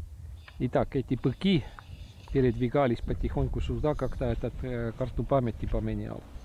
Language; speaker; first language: Russian; non-native, local second language; Estonian